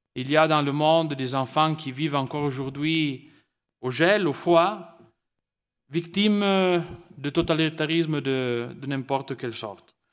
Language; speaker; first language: French; non-native, local second language; Italian